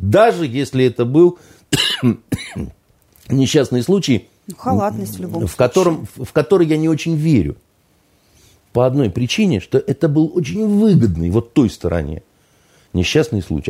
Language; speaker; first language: Russian; native; Russian